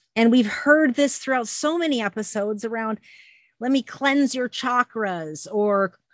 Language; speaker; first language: English; native; English